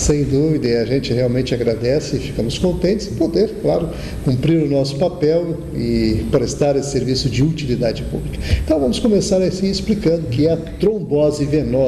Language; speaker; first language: Portuguese; native; Portuguese